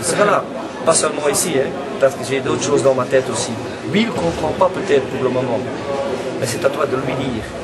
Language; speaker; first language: French; non-native, local second language; Dutch